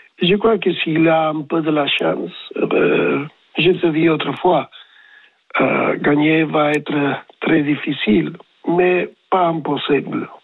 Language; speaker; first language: French; non-native, learner; Spanish